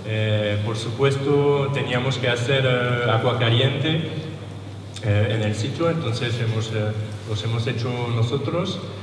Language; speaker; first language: Spanish; non-native, learner; French